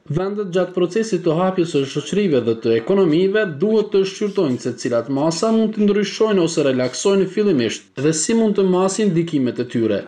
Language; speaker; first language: Albanian; native; Albanian